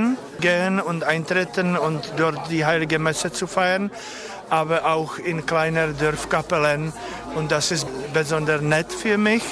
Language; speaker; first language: German; non-native, fluent; Czech